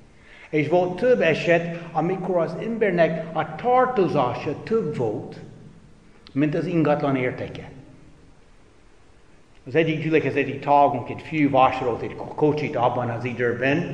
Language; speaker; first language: Hungarian; non-native, fluent; English